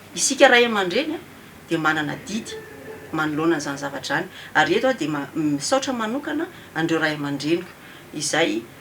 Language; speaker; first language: Malagasy; early bilingual, heritage; Malagasy